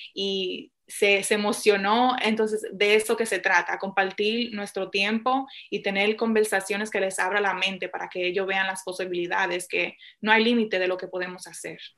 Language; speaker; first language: Spanish; early bilingual, heritage; Spanish